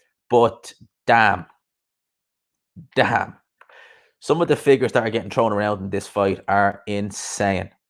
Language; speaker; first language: English; native; English